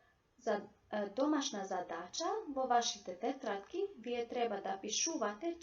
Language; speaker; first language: Macedonian; non-native, local second language; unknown